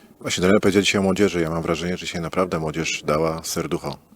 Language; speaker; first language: Polish; native; Polish